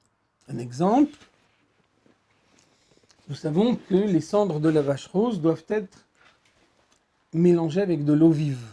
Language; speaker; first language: French; native; French